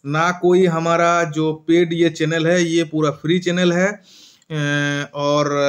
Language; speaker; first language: Hindi; non-native, local second language; Bangla